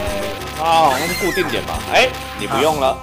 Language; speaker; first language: Chinese; native; Chinese